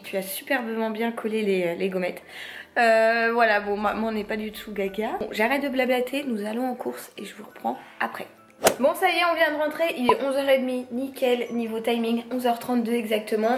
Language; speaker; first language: French; native; French